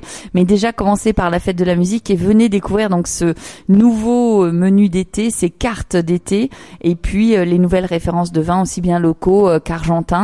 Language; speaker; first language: French; native; French